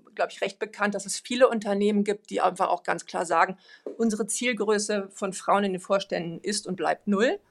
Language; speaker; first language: German; non-native, fluent; Swedish